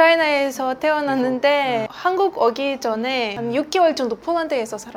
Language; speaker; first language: Korean; non-native, fluent; Ukrainian